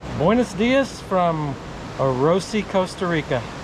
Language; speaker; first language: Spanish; non-native, learner; English